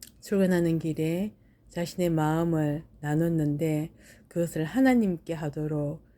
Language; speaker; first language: Korean; native; Korean